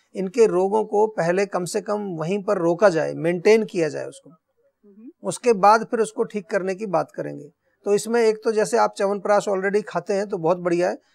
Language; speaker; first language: Hindi; native; Hindi